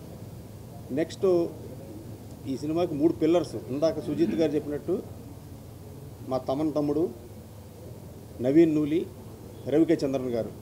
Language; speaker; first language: Telugu; native; Telugu